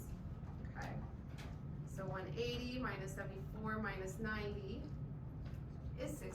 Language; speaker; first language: English; native; English